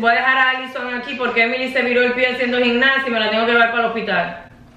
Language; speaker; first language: Spanish; native; Spanish